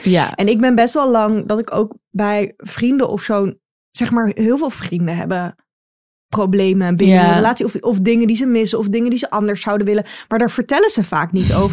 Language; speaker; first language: Dutch; native; Dutch